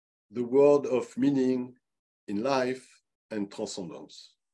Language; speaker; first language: English; non-native, fluent; French